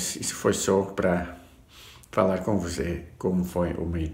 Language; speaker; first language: Portuguese; non-native, fluent; Dutch